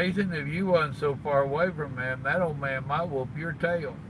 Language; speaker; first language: English; native; English